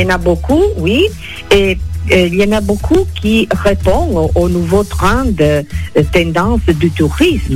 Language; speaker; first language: French; non-native, fluent; Italian